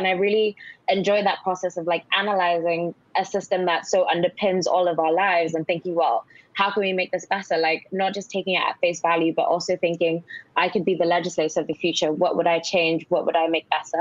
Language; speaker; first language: English; non-native, local second language; Yoruba